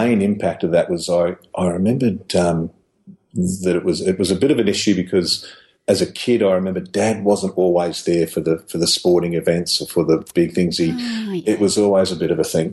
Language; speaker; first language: English; native; English